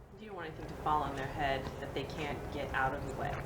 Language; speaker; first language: English; native; English